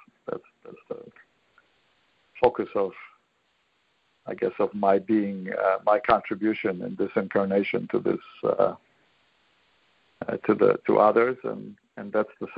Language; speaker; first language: English; non-native, fluent; Polish